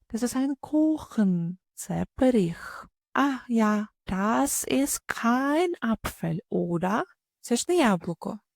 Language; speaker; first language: German; non-native, fluent; Ukrainian